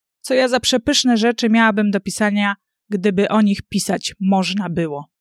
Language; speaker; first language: Polish; native; Polish